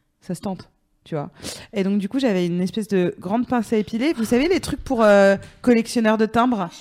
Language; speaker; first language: French; native; French